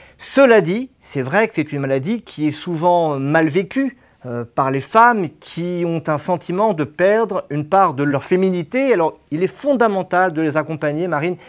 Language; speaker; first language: French; native; French